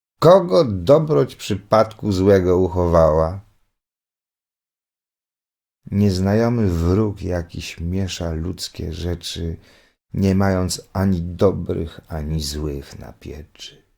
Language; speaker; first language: Polish; native; Polish